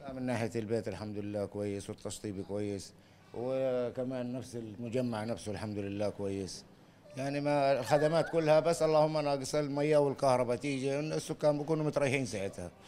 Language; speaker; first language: Arabic; native; Arabic